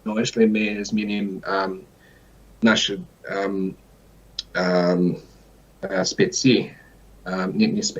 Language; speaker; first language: Russian; non-native, learner; English